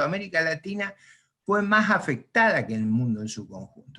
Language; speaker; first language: Spanish; native; Spanish